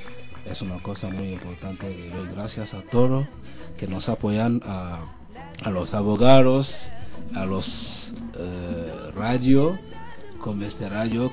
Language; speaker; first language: Spanish; non-native, learner; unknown